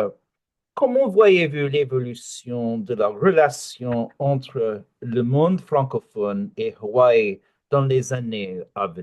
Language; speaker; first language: French; non-native, learner; English